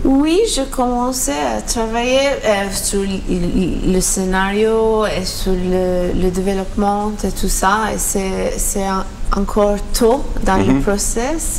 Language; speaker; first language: French; non-native, learner; Maltese